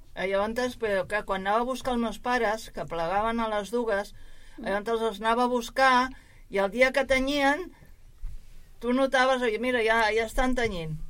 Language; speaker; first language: Catalan; native; Catalan